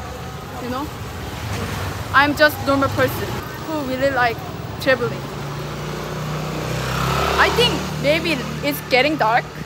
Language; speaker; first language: English; non-native, learner; Korean